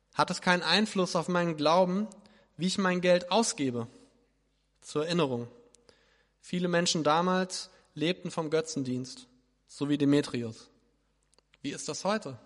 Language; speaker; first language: German; native; German